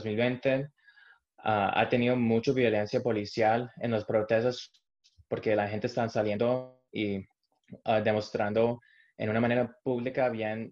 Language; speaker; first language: Spanish; early bilingual, heritage; Spanish